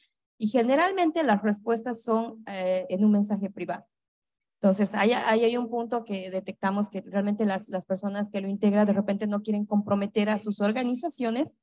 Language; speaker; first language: Spanish; native; Spanish